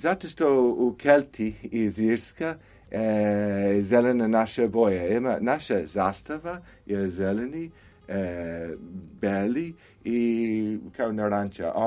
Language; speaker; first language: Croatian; non-native, learner; English